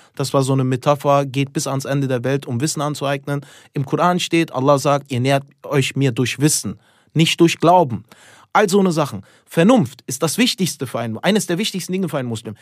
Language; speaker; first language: German; early bilingual, other home language; Turkish